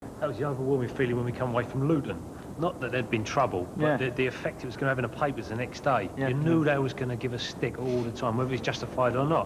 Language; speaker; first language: English; native; English